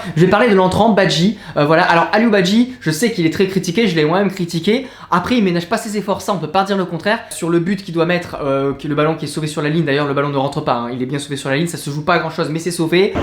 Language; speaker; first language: French; native; French